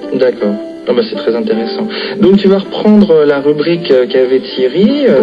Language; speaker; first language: French; native; French